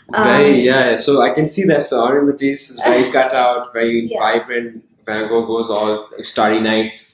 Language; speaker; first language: English; non-native, local second language; Urdu